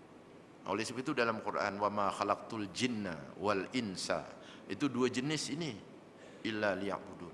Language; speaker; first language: Malay; native; Malay